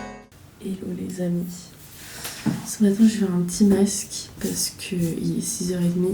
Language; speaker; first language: French; native; French